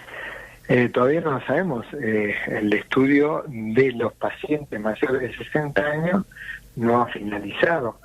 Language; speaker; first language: Spanish; native; Spanish